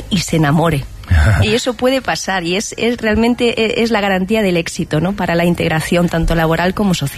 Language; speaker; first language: Spanish; native; Spanish